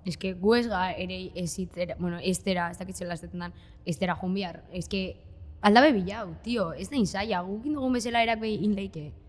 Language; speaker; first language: Basque; native; Basque